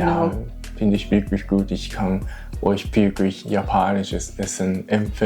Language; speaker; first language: German; non-native, learner; Japanese